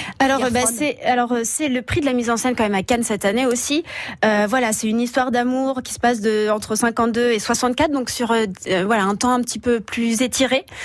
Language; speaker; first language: French; native; French